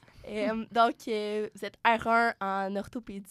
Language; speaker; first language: French; native; French